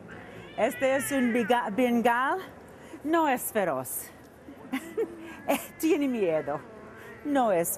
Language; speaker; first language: Spanish; non-native, learner; English